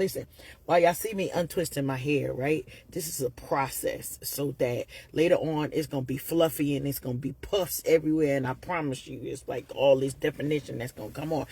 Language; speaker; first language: English; native; English